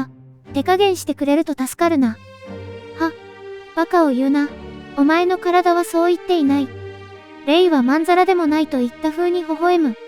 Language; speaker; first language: Japanese; native; Japanese